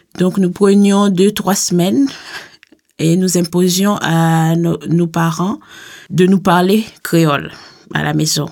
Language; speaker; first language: French; native; French